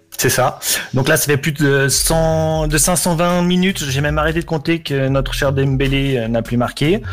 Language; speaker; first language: French; native; French